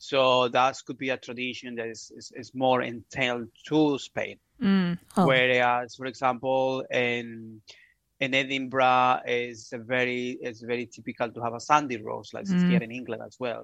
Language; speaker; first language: English; non-native, fluent; Spanish